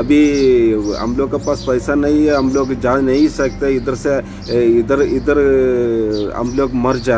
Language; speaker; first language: Hindi; non-native, local second language; Malayalam